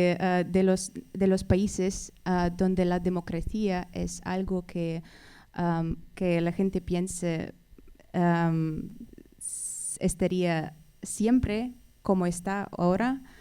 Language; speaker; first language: Spanish; non-native, fluent; Russian